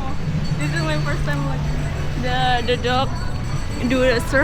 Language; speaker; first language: English; non-native, learner; Indonesian